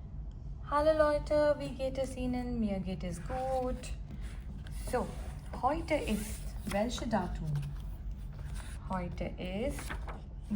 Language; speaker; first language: German; non-native, learner; Gujarati